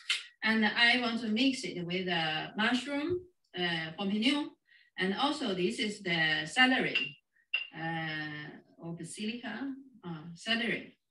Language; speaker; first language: English; non-native, fluent; Chinese